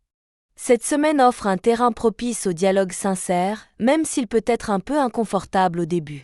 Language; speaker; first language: French; native; French